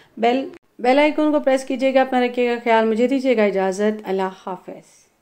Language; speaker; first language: Urdu; non-native, local second language; Punjabi